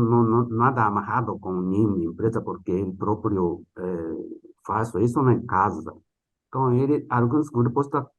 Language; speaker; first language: Portuguese; non-native, fluent; Japanese